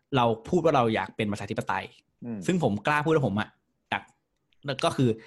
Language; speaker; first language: Thai; native; Thai